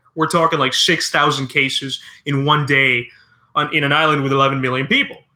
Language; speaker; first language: English; early bilingual, other home language; Spanish